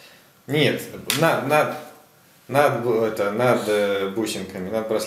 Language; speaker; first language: Russian; native; Russian